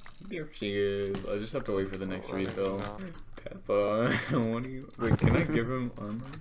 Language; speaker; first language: English; native; English